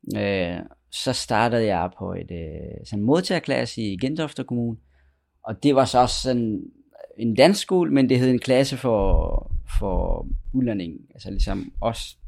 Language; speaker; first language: Danish; early bilingual, other home language; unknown